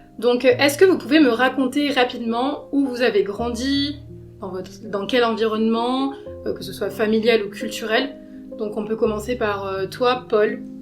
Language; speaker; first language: French; native; French